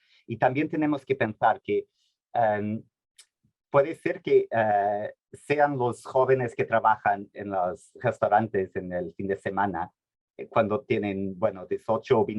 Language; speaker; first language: Spanish; non-native, fluent; Portuguese